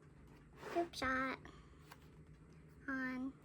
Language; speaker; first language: English; native; English